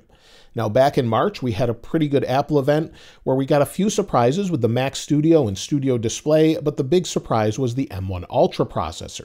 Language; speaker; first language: English; native; English